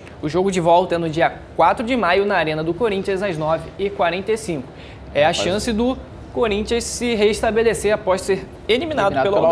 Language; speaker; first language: Portuguese; native; Portuguese